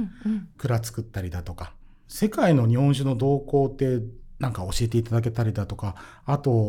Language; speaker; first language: Japanese; native; Japanese